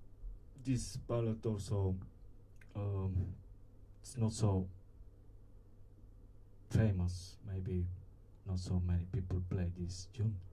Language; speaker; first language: English; non-native, learner; Bulgarian